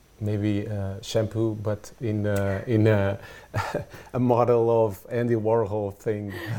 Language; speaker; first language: English; non-native, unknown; Portuguese